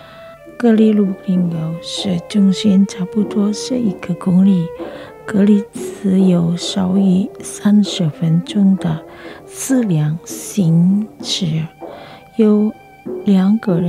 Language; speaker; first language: Chinese; non-native, learner; Indonesian